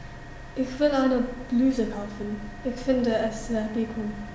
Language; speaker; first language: German; non-native, learner; English